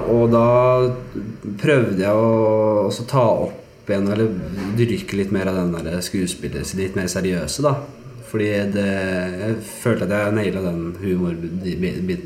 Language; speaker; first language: Norwegian; native; Norwegian